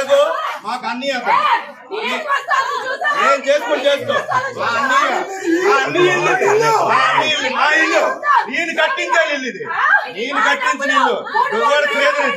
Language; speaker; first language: Telugu; native; Telugu